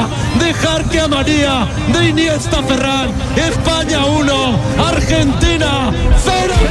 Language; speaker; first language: Spanish; native; Spanish